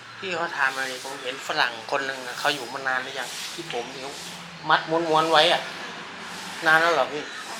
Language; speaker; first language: Thai; native; Thai